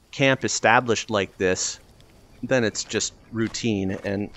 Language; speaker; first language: English; native; English